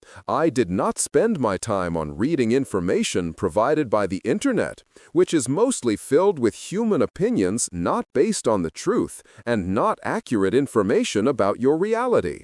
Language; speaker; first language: English; non-native, fluent; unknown